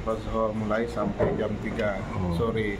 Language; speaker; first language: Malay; non-native, local second language; Sasak